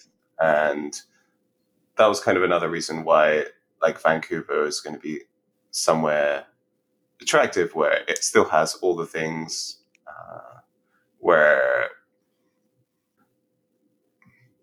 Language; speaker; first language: English; native; English